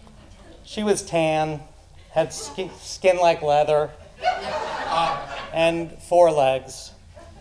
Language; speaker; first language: English; native; English